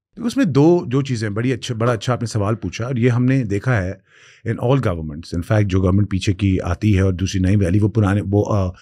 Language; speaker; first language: Urdu; non-native, local second language; Sindhi